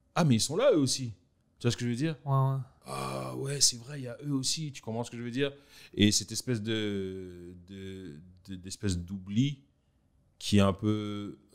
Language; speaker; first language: French; native; French